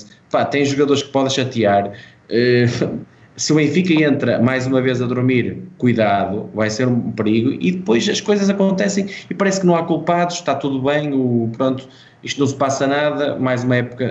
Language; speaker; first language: Portuguese; native; Portuguese